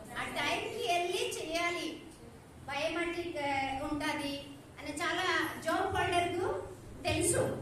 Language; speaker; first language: Telugu; non-native, learner; Odia